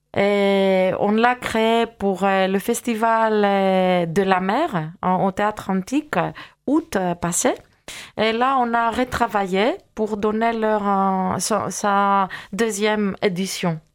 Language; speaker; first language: French; non-native, fluent; Greek